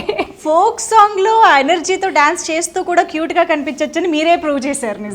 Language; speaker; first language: Telugu; native; Telugu